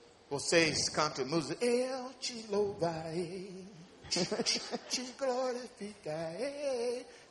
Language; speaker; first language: Portuguese; non-native, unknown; English